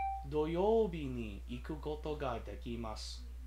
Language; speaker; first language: Japanese; non-native, learner; English